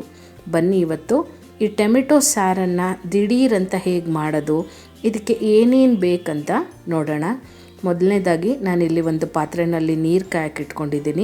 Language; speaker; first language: Kannada; native; Kannada